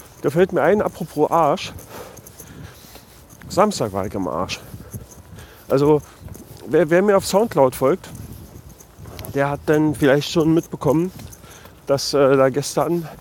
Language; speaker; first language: German; native; German